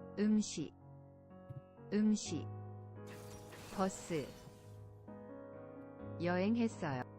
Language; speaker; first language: Korean; non-native, learner; English